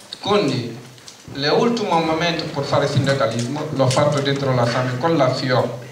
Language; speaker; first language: Italian; non-native, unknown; Wolof